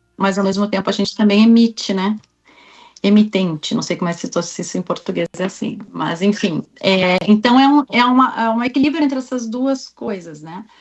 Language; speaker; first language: Portuguese; native; Portuguese